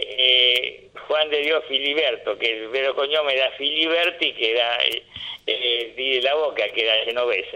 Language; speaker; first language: Italian; non-native, fluent; Spanish